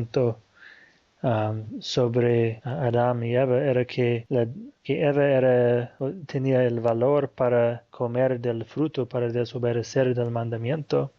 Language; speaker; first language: Spanish; non-native, fluent; Portuguese